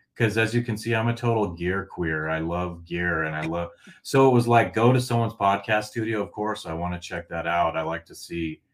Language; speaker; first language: English; native; English